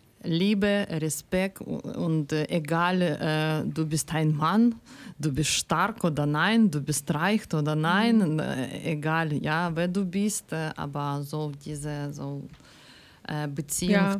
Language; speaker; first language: German; non-native, learner; Ukrainian